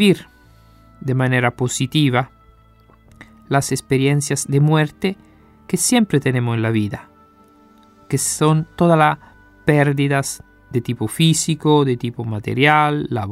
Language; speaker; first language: Spanish; non-native, fluent; Italian